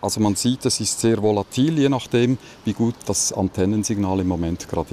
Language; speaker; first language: German; native; German